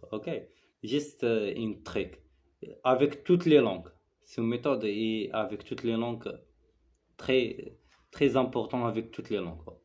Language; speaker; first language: French; non-native, learner; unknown